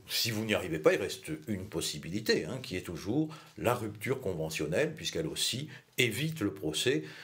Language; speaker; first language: French; native; French